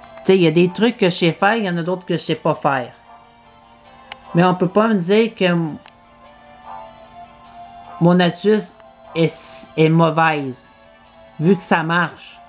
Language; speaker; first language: French; native; French